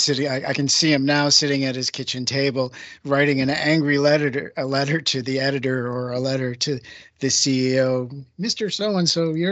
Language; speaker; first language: English; native; English